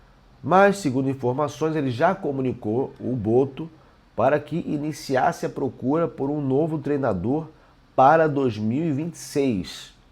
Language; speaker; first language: Portuguese; native; Portuguese